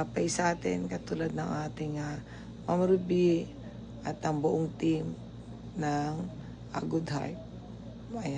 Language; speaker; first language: Filipino; native; Filipino